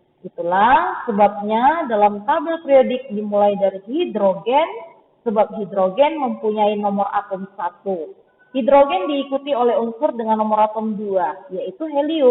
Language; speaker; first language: Indonesian; native; Indonesian